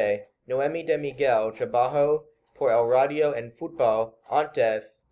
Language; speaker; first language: Spanish; non-native, learner; English